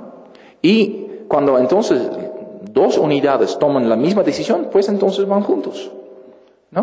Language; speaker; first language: Spanish; non-native, fluent; Dutch